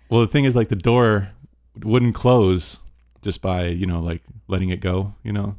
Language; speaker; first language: English; native; English